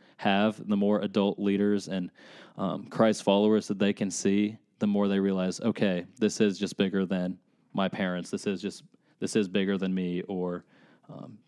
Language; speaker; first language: English; native; English